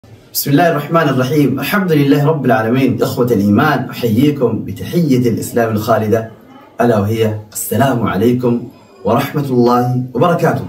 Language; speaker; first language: Arabic; non-native, fluent; Oromo